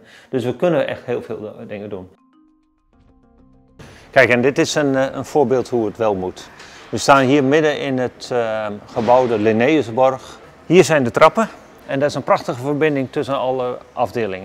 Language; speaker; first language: Dutch; native; Dutch